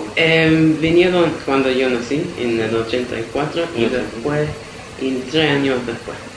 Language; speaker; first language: Spanish; early bilingual, heritage; Spanish